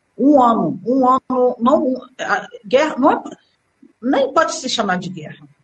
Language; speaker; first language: Portuguese; early bilingual, other home language; Arabic